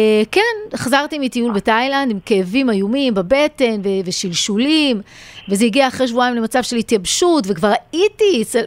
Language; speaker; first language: Hebrew; native; Hebrew